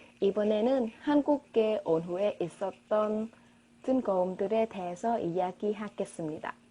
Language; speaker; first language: Korean; non-native, learner; Vietnamese